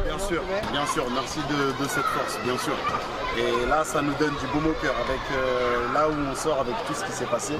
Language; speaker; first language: French; native; French